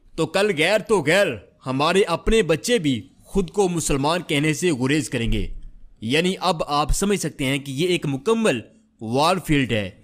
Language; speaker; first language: Urdu; native; Urdu